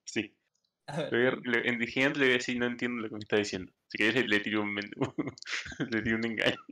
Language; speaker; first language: Spanish; native; Spanish